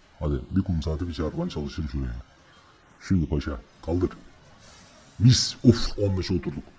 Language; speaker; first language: Turkish; native; Turkish